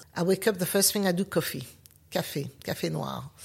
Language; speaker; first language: English; non-native, fluent; French